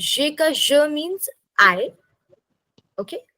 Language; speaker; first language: French; non-native, fluent; English